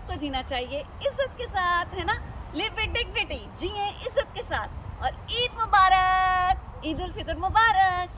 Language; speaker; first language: Urdu; native; Urdu